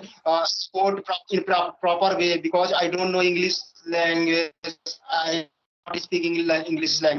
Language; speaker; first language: English; non-native, learner; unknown